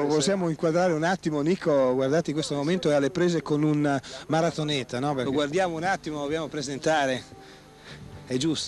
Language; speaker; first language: Italian; native; Italian